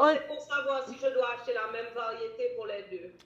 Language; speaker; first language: French; native; French